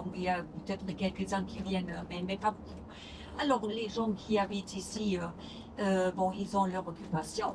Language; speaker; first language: French; non-native, fluent; English